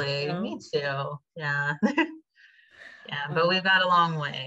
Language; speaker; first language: English; native; English